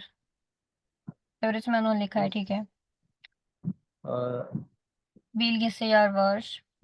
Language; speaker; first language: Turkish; non-native, fluent; Urdu